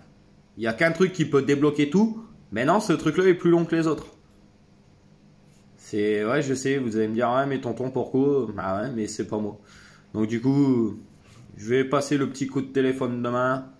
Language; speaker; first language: French; native; French